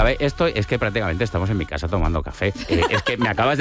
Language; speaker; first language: Spanish; native; Spanish